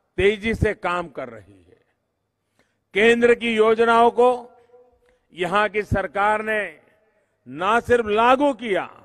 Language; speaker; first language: Hindi; non-native, local second language; Gujarati